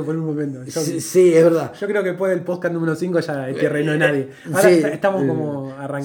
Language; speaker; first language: Spanish; native; Spanish